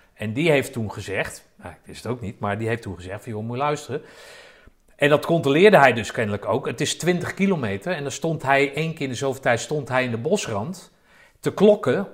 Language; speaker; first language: Dutch; native; Dutch